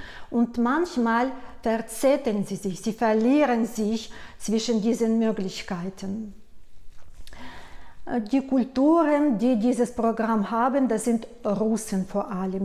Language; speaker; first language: German; non-native, fluent; Russian